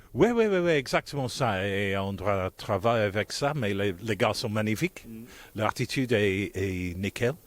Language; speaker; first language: French; non-native, fluent; English